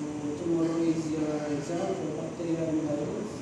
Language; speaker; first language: English; non-native, local second language; Filipino